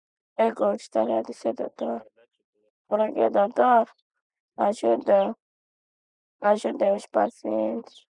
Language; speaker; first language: Portuguese; non-native, local second language; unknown